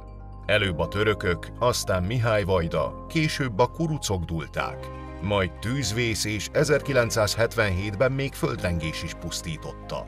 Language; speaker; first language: Hungarian; native; Hungarian